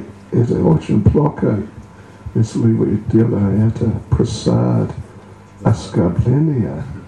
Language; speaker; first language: Russian; non-native, learner; English